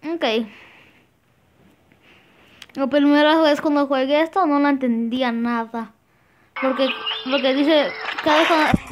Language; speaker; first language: Spanish; early bilingual, heritage; Spanish